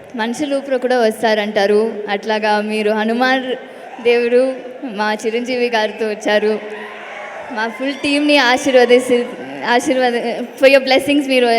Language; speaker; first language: Telugu; non-native, learner; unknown